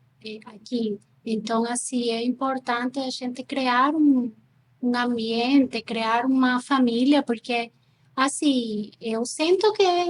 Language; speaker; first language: Portuguese; non-native, fluent; Spanish